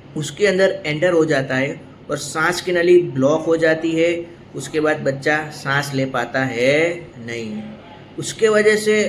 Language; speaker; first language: Hindi; non-native, local second language; Gujarati